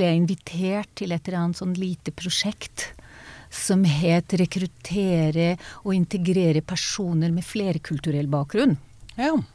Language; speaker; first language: Norwegian; non-native, fluent; Hebrew